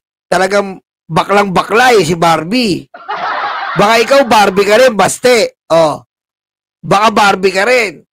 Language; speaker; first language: Filipino; native; Filipino